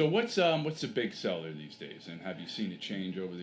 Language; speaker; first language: English; native; English